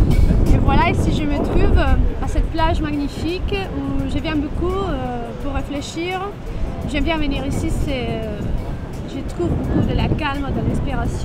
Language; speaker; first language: French; non-native, fluent; Spanish